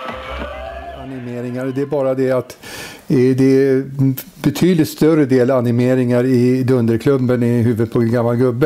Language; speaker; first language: Swedish; native; Swedish